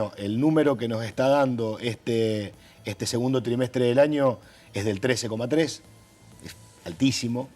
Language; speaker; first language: Spanish; native; Spanish